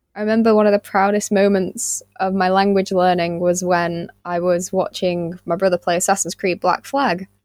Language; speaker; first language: English; native; English